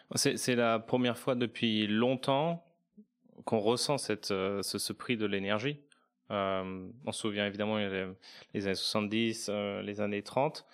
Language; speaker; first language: French; native; French